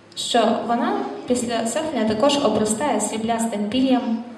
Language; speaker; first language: Ukrainian; native; Ukrainian